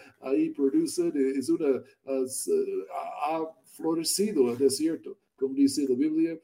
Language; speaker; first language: Spanish; non-native, learner; English